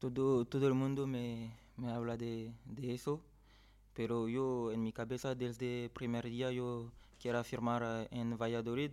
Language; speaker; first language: Spanish; non-native, fluent; French